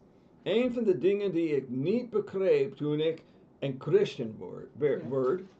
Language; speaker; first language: Dutch; non-native, fluent; English